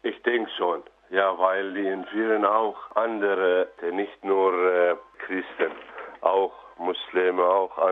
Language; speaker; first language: German; non-native, fluent; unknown